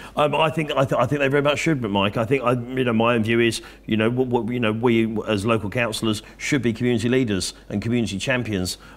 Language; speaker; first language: English; native; English